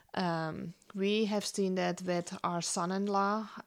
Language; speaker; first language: English; non-native, fluent; Dutch